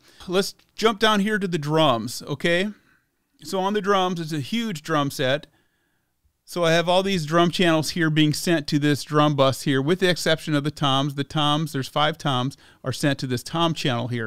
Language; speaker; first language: English; native; English